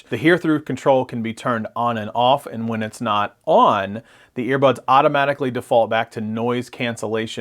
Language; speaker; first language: English; native; English